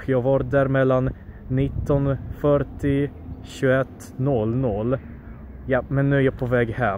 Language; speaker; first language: Swedish; early bilingual, other home language; Polish